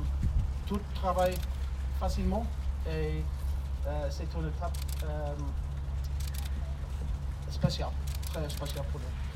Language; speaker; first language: French; non-native, fluent; English